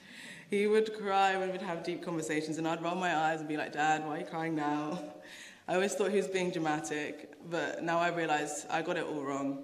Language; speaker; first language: English; native; English